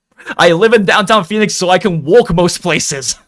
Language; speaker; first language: English; native; English